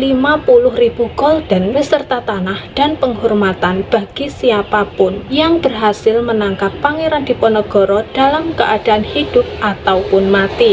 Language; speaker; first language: Indonesian; native; Indonesian